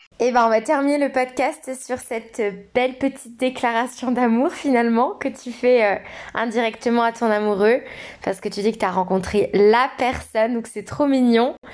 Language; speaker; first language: French; native; French